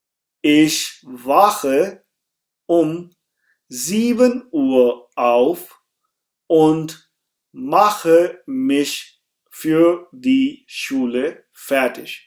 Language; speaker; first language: German; non-native, fluent; Urdu